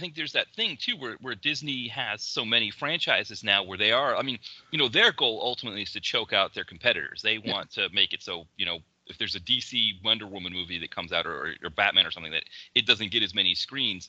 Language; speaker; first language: English; native; English